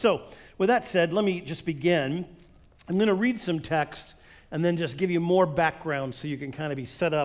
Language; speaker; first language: English; native; English